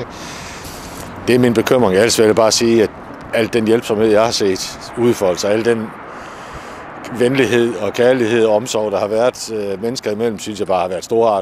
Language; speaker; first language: Danish; native; Danish